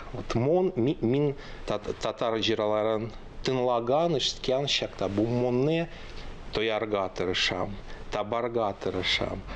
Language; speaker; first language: Tatar; non-native, local second language; Russian